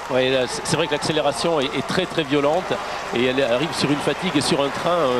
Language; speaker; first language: French; native; French